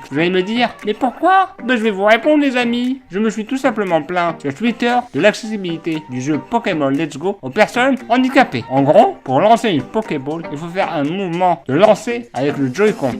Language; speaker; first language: French; native; French